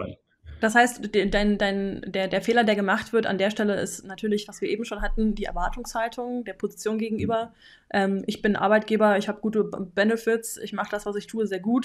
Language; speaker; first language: German; native; German